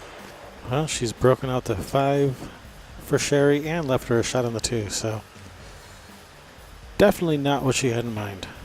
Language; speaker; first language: English; native; English